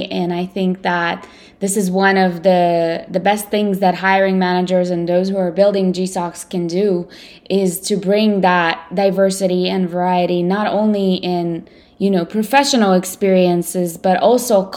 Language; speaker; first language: English; non-native, fluent; Russian